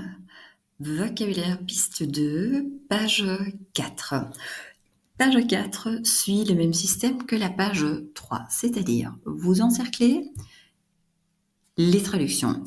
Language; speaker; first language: French; non-native, fluent; Dutch